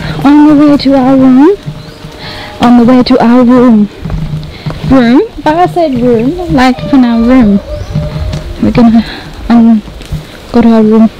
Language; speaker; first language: English; non-native, learner; Thai